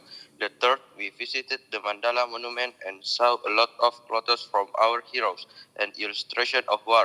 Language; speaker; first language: English; non-native, learner; Indonesian